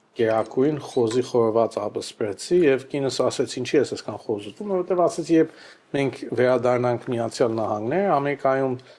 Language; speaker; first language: Armenian; early bilingual, heritage; Armenian